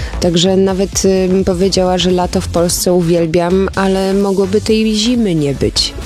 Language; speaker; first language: Polish; early bilingual, heritage; Polish